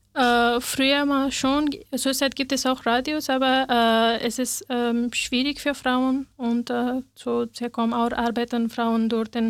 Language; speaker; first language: German; non-native, learner; Persian